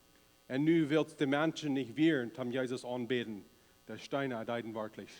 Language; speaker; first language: German; non-native, learner; Plautdietsch